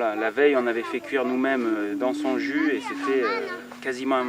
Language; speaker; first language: French; native; French